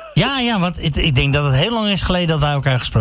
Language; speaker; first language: Dutch; native; Dutch